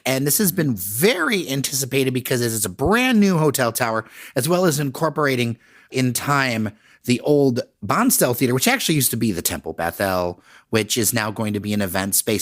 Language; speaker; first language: English; native; English